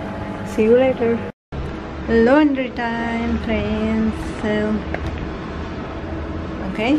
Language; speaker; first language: English; non-native, learner; Arabic